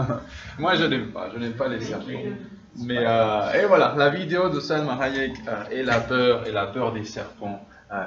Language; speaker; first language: French; non-native, fluent; English